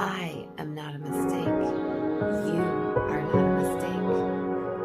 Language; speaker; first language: English; native; English